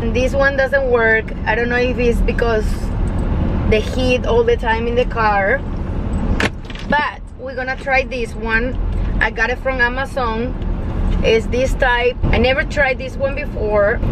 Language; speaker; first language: English; non-native, learner; Spanish